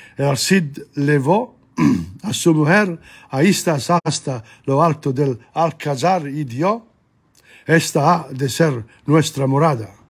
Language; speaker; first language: Spanish; non-native, learner; English